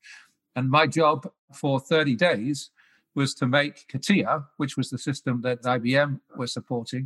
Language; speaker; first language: English; native; English